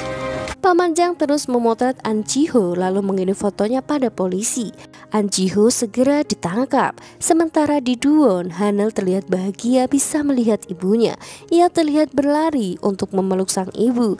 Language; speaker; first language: Indonesian; native; Indonesian